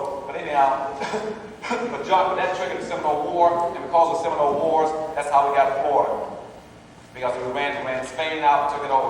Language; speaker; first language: English; native; English